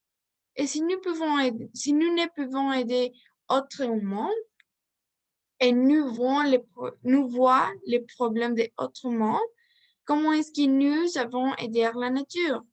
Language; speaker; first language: French; non-native, learner; Spanish